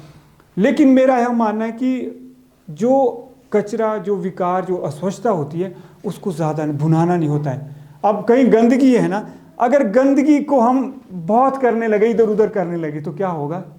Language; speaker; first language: Hindi; native; Hindi